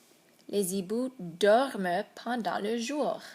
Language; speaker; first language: French; non-native, fluent; English